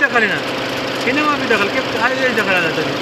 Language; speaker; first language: Arabic; non-native, learner; Hindi